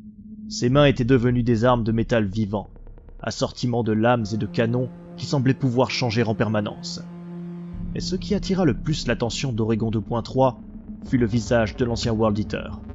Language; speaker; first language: French; native; French